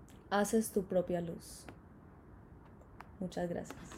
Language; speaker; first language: Spanish; early bilingual, heritage; Spanish